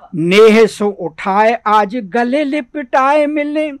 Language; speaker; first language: Hindi; native; Hindi